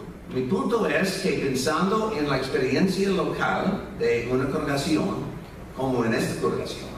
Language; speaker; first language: Spanish; non-native, fluent; English